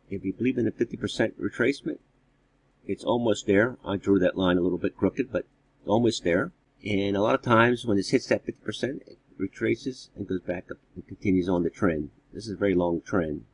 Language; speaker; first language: English; native; English